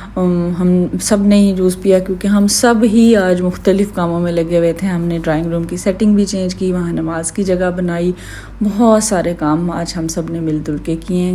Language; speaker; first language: Urdu; native; Urdu